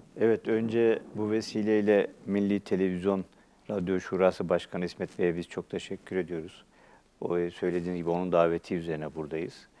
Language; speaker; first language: Turkish; native; Turkish